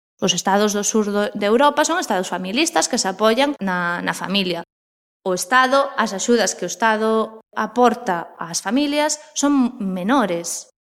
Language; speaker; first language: Galician; non-native, local second language; Spanish